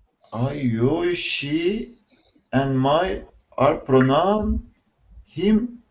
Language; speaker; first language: English; non-native, learner; Turkish